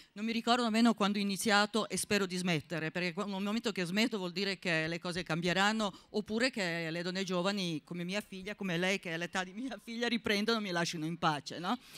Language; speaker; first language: Italian; non-native, fluent; Serbian